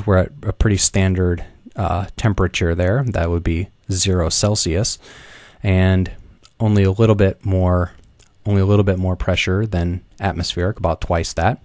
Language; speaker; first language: English; native; English